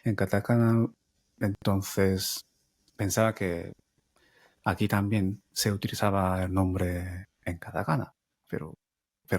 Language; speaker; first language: Spanish; non-native, fluent; Japanese